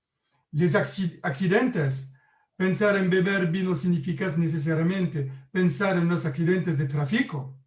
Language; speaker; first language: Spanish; non-native, learner; French